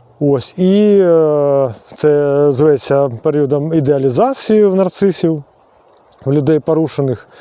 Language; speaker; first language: Ukrainian; native; Ukrainian